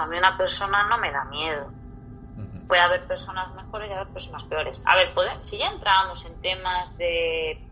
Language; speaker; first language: Spanish; native; Spanish